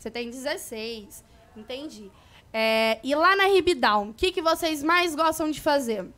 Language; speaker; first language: Portuguese; native; Portuguese